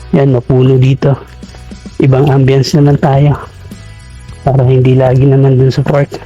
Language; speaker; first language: Filipino; native; Filipino